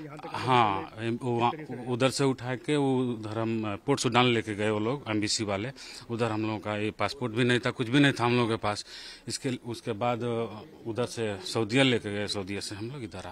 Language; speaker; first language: Hindi; non-native, local second language; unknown